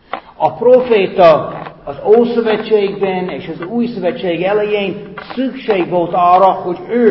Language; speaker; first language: Hungarian; non-native, fluent; English